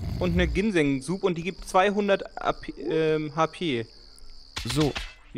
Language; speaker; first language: German; native; German